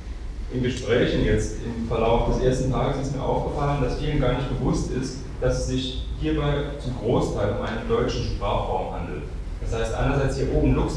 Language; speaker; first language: German; native; German